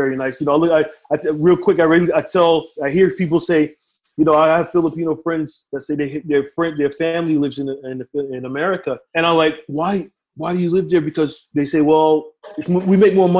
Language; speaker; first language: English; native; English